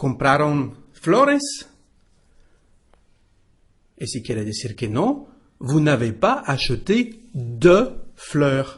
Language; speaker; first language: Spanish; non-native, fluent; French